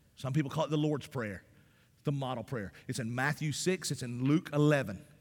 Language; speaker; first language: English; native; English